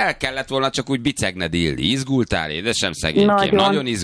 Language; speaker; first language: Hungarian; native; Hungarian